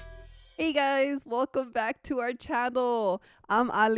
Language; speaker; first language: English; native; English